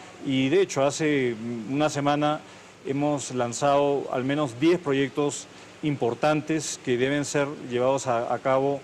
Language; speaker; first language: Spanish; native; Spanish